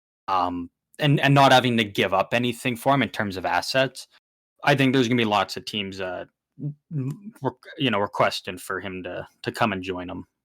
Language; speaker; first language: English; native; English